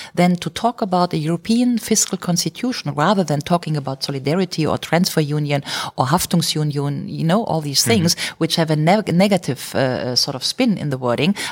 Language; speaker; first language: English; non-native, fluent; German